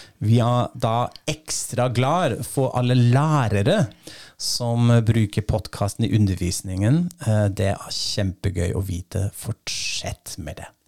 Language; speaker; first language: Norwegian; non-native, fluent; German